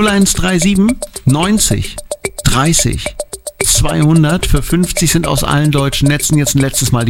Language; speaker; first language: German; native; German